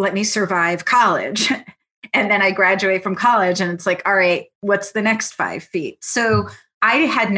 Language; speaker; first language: English; early bilingual, other home language; Italian